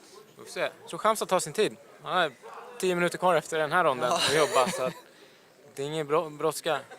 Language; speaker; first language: Swedish; native; Swedish